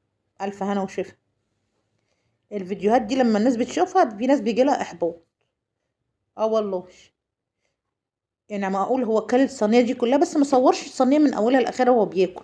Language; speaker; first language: Arabic; native; Arabic